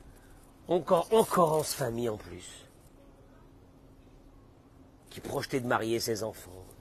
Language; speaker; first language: French; native; French